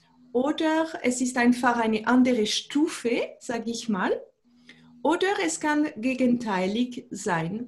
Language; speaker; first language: German; non-native, fluent; French